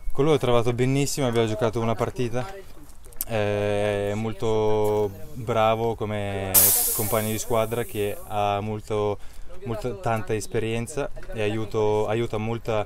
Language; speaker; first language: Italian; non-native, fluent; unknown